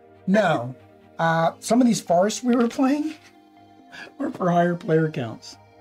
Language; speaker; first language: English; native; English